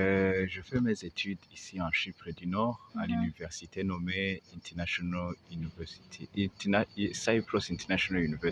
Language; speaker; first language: French; non-native, local second language; Rundi